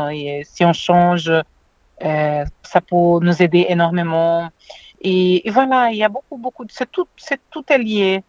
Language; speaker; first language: French; non-native, fluent; Portuguese